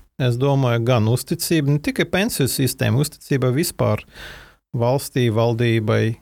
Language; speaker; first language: Latvian; non-native, local second language; Russian